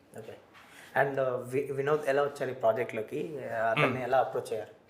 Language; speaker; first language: Telugu; native; Telugu